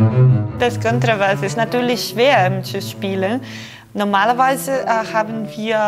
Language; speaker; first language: German; non-native, fluent; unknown